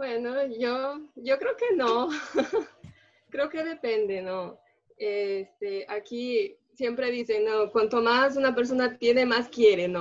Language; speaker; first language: Spanish; early bilingual, other home language; Portuguese